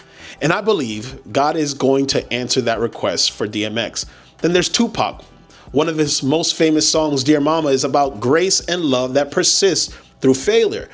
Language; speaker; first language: English; native; English